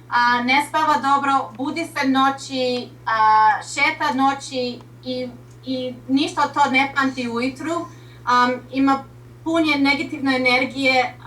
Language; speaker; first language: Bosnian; early bilingual, heritage; Serbian